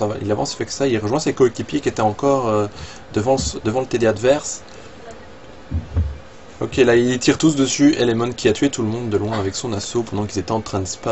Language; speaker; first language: French; native; French